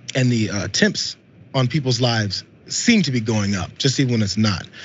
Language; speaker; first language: English; native; English